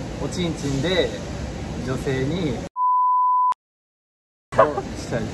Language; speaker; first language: Japanese; native; Japanese